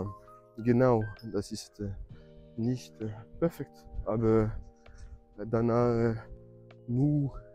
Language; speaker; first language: German; non-native, learner; French